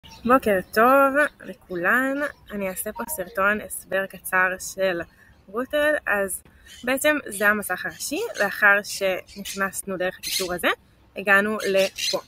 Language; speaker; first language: Hebrew; native; Hebrew